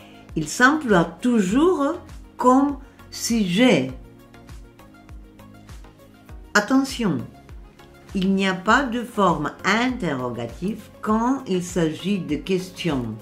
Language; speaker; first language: French; non-native, fluent; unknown